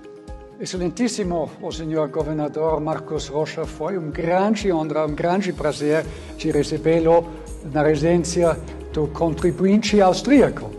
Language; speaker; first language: Portuguese; non-native, fluent; German